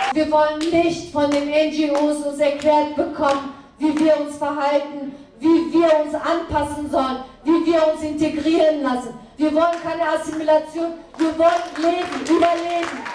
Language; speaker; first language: German; non-native, fluent; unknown